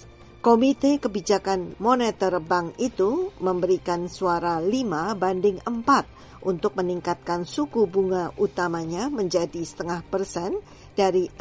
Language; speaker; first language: Indonesian; native; Indonesian